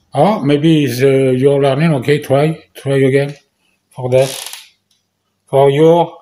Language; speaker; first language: English; non-native, learner; French